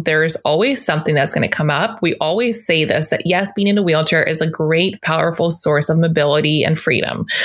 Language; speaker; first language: English; native; English